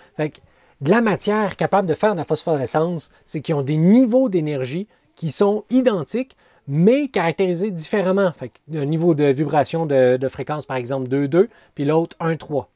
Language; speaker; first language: French; native; French